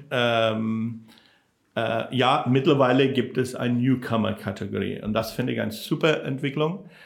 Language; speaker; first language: German; non-native, fluent; English